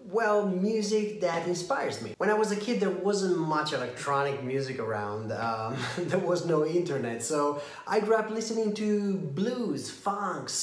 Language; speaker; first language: English; non-native, fluent; Italian